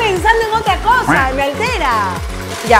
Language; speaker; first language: Spanish; native; Spanish